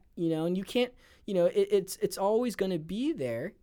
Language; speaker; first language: English; native; English